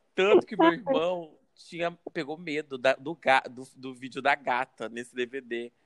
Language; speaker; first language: Portuguese; native; Portuguese